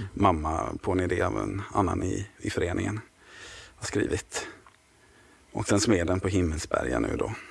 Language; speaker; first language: Swedish; native; Swedish